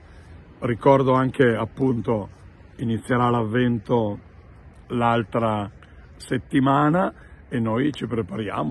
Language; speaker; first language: Italian; native; Italian